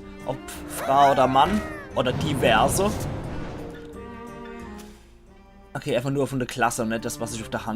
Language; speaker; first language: German; native; German